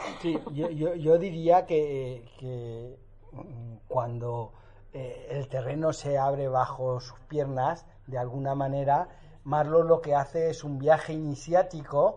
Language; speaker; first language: Spanish; native; Spanish